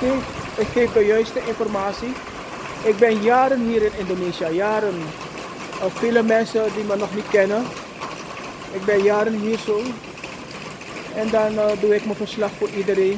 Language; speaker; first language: Dutch; non-native, local second language; Sranan Tongo